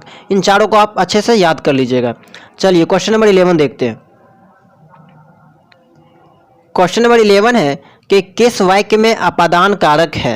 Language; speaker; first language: Hindi; native; Hindi